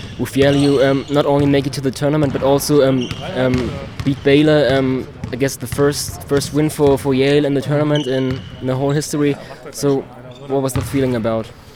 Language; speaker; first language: English; non-native, fluent; German